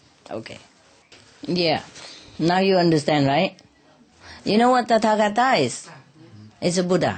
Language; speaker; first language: English; non-native, fluent; Vietnamese